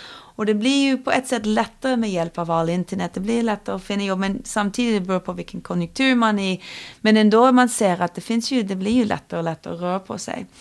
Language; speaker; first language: Swedish; non-native, fluent; English